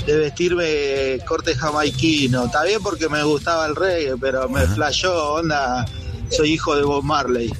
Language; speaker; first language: Spanish; native; Spanish